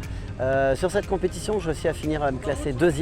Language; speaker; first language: French; native; French